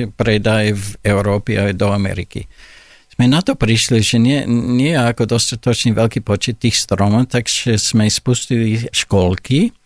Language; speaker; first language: Slovak; non-native, fluent; English